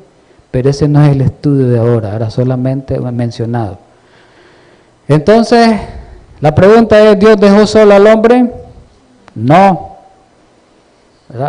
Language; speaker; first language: Spanish; native; Spanish